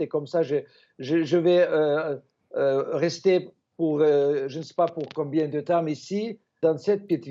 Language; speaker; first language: French; non-native, fluent; Ukrainian